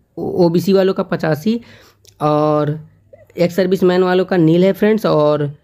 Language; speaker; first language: Hindi; native; Hindi